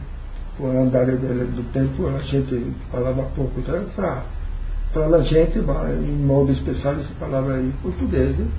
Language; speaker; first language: Italian; early bilingual, heritage; Portuguese